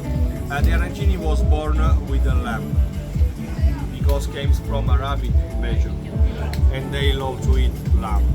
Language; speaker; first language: English; non-native, learner; Italian